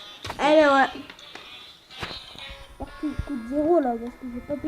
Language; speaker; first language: French; native; French